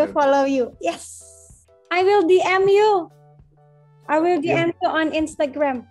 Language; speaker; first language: English; non-native, local second language; Indonesian